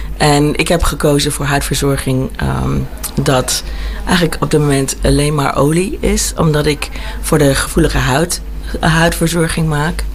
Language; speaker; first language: Dutch; early bilingual, heritage; Dutch